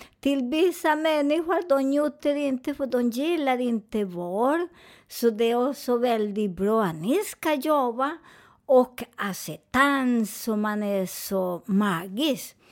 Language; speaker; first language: Swedish; non-native, fluent; Spanish